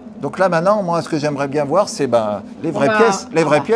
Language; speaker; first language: French; native; French